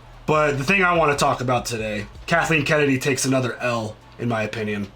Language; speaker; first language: English; native; English